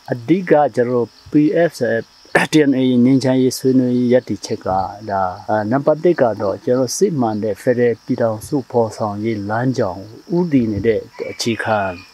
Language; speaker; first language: Burmese; non-native, local second language; Shwe Palaung